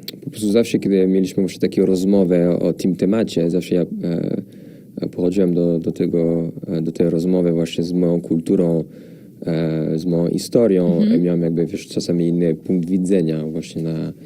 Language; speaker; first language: Polish; non-native, fluent; French